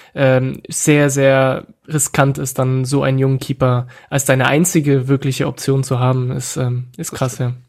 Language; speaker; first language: German; non-native, fluent; French